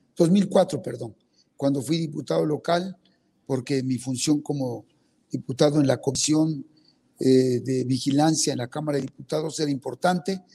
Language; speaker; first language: Spanish; non-native, local second language; Zapotec